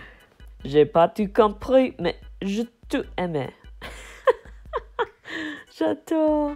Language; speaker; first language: French; non-native, learner; English